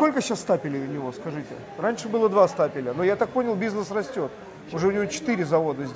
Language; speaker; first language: Russian; native; Russian